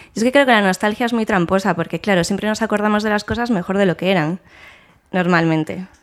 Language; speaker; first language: Spanish; native; Spanish